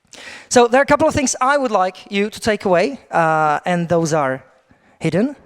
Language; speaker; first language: English; non-native, fluent; Czech